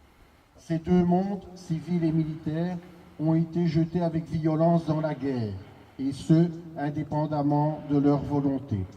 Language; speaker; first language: French; native; French